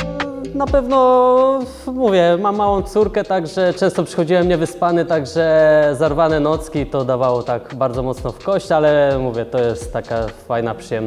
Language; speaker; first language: Polish; native; Polish